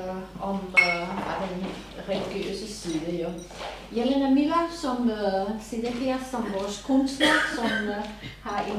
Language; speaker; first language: Danish; non-native, fluent; Serbian